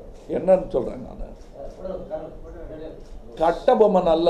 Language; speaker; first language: Tamil; native; Tamil